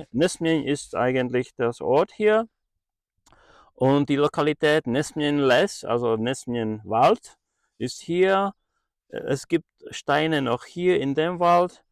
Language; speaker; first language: German; non-native, fluent; Czech